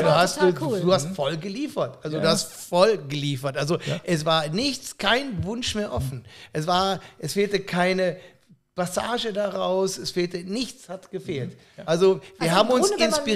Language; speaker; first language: German; native; German